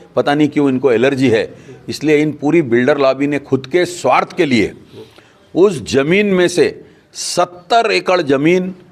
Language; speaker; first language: Hindi; non-native, local second language; Sindhi